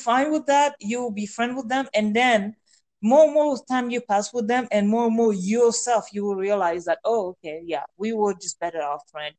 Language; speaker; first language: English; non-native, fluent; French